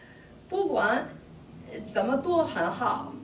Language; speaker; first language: Chinese; non-native, learner; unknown